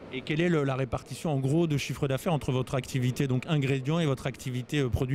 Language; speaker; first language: French; native; French